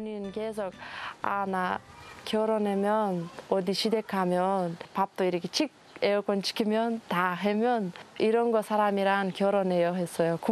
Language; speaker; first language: Korean; non-native, learner; Uzbek